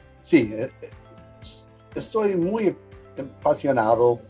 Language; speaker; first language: Spanish; early bilingual, heritage; English